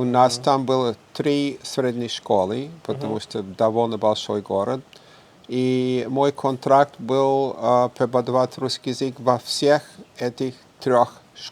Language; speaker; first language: Russian; non-native, fluent; English